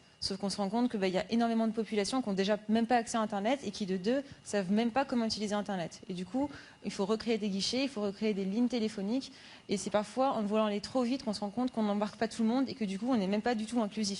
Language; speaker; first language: French; native; French